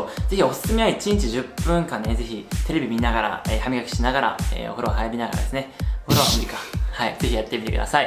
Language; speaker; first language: Japanese; native; Japanese